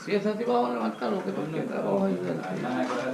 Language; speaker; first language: Spanish; native; Spanish